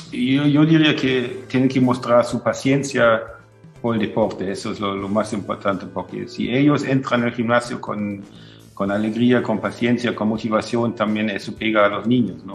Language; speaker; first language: Spanish; non-native, fluent; German